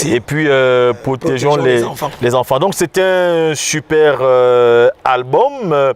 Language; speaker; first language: French; native; French